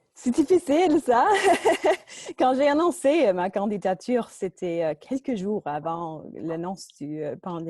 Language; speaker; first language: French; non-native, local second language; English